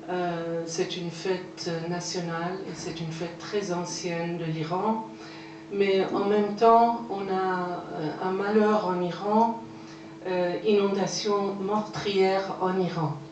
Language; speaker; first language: French; non-native, fluent; Persian